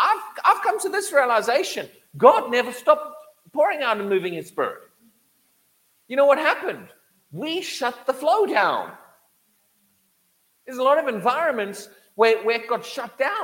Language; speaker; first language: English; native; English